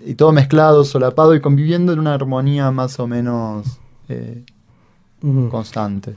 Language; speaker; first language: Spanish; native; Spanish